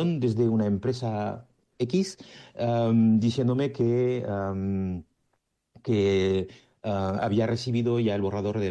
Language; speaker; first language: Spanish; native; Spanish